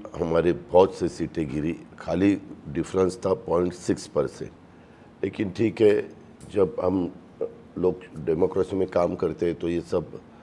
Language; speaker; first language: Hindi; non-native, local second language; Marathi